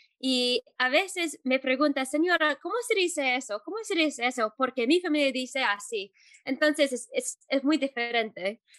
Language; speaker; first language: Spanish; non-native, fluent; English